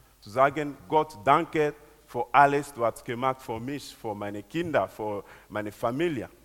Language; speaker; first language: German; non-native, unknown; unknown